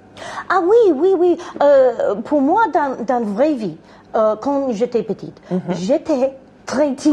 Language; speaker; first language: French; non-native, learner; English